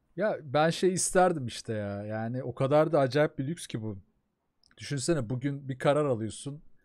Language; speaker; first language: Turkish; native; Turkish